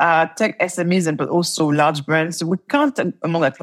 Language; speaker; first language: English; non-native, fluent; French